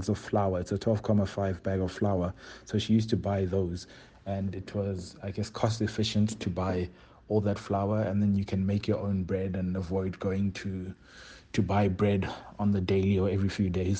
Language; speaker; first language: English; non-native, local second language; Xhosa